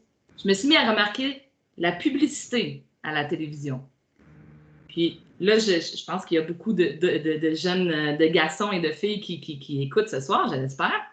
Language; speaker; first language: French; native; French